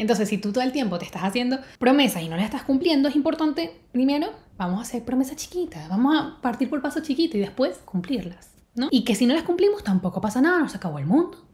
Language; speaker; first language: Spanish; native; Spanish